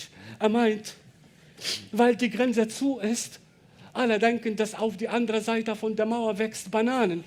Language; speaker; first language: German; non-native, learner; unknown